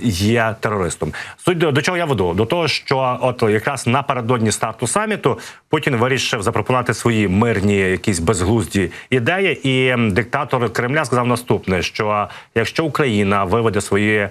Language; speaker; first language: Ukrainian; native; Ukrainian